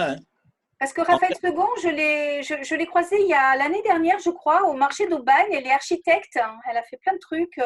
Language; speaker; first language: French; native; French